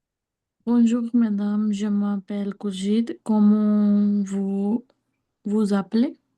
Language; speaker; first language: French; non-native, learner; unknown